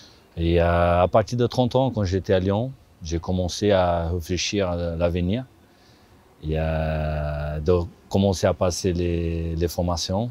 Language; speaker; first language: French; non-native, fluent; Portuguese